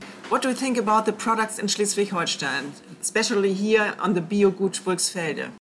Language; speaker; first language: English; non-native, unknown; German